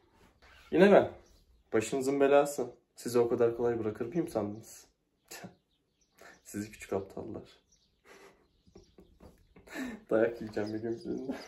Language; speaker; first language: Turkish; native; Turkish